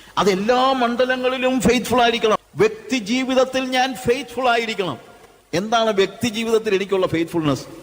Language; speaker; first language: Malayalam; native; Malayalam